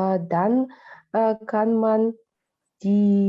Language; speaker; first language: German; non-native, fluent; Russian